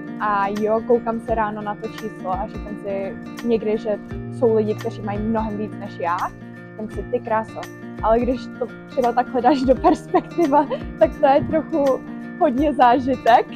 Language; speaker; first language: Czech; early bilingual, heritage; Czech